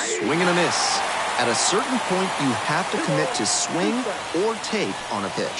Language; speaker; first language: English; native; English